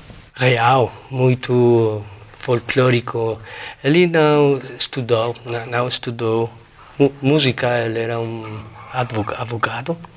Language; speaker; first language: Portuguese; non-native, fluent; Spanish